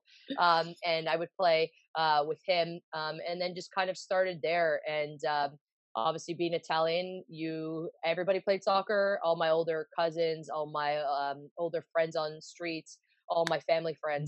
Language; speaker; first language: English; native; English